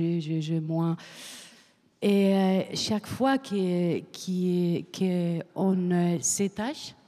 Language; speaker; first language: French; non-native, learner; Spanish